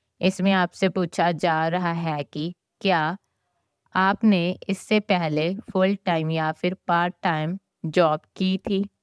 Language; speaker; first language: Hindi; native; Hindi